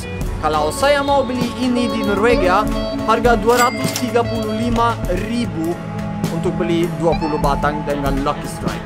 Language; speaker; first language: Indonesian; non-native, fluent; Norwegian